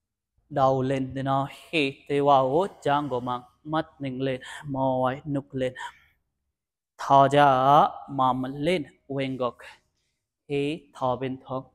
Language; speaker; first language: Vietnamese; non-native, learner; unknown